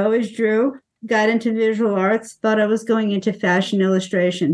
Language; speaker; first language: English; native; English